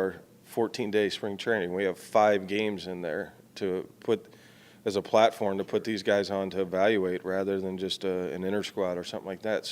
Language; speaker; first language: English; native; English